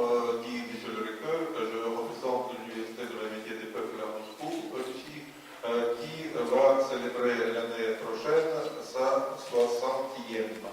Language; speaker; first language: French; non-native, fluent; Russian